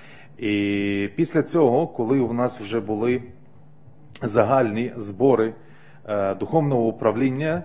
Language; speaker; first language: Ukrainian; non-native, fluent; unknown